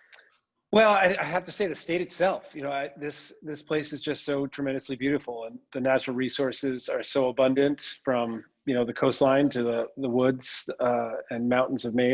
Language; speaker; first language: English; native; English